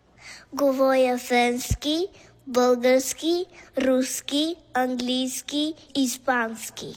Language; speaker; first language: Bulgarian; early bilingual, heritage; Bulgarian